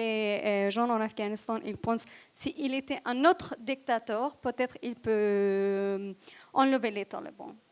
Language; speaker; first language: French; non-native, fluent; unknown